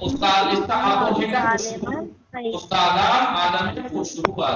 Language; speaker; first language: Urdu; native; Urdu